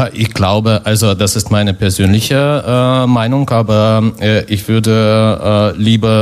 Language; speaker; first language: German; non-native, fluent; Russian